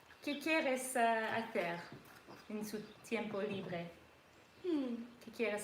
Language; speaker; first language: Spanish; non-native, learner; English